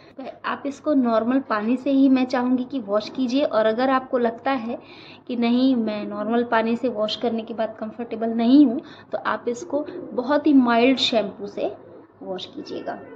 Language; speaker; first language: Hindi; native; Hindi